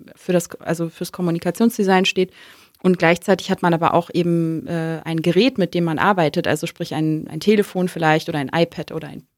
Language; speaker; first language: German; native; German